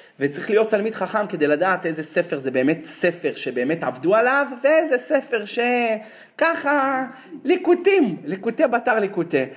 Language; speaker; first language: Hebrew; native; Hebrew